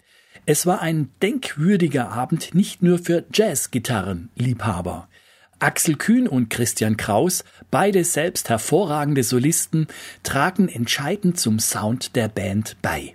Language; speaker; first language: German; native; German